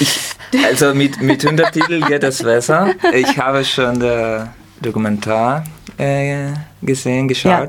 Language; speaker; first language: German; non-native, learner; Spanish